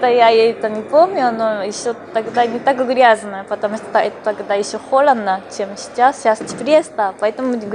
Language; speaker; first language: Russian; non-native, fluent; Japanese